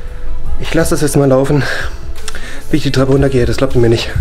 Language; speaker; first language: German; native; German